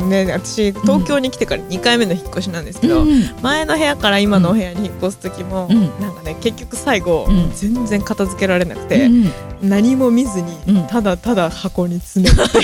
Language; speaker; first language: Japanese; native; Japanese